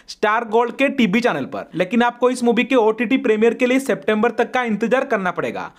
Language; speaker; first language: Hindi; native; Hindi